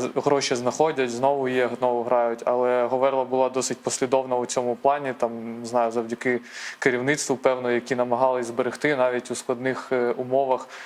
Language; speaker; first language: Ukrainian; native; Ukrainian